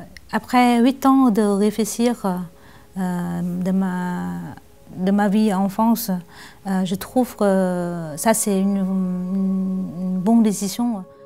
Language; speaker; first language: French; non-native, learner; Vietnamese